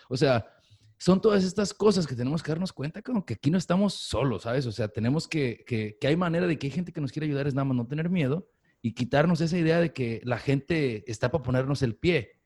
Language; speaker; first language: Spanish; native; Spanish